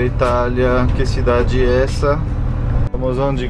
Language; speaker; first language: Portuguese; non-native, fluent; French